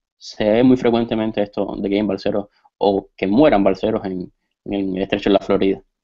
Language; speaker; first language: Spanish; native; Spanish